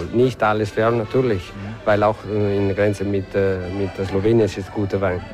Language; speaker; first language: German; non-native, learner; Italian